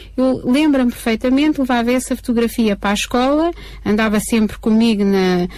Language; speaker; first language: Portuguese; native; Portuguese